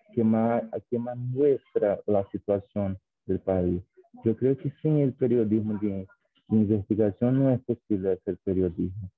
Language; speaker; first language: Spanish; non-native, fluent; Portuguese